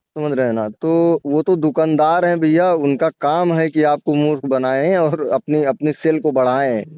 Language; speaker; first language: Hindi; native; Hindi